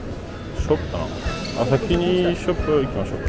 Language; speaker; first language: Japanese; non-native, learner; French